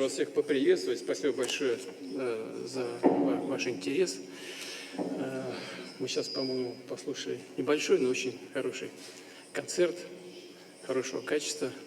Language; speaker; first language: Russian; native; Russian